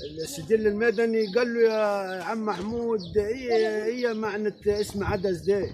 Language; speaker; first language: Arabic; native; Arabic